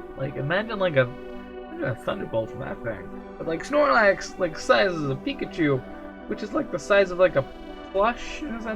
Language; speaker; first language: English; native; English